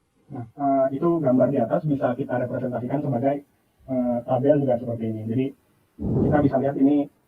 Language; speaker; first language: Indonesian; native; Indonesian